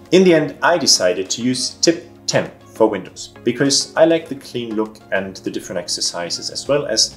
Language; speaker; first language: English; non-native, fluent; German